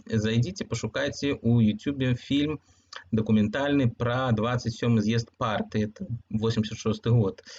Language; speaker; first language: Belarusian; native; Belarusian